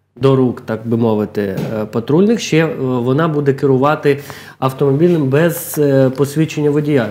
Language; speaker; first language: Ukrainian; non-native, local second language; Russian